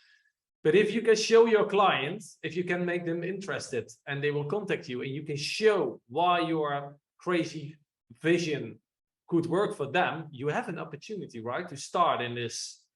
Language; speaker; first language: English; non-native, fluent; Dutch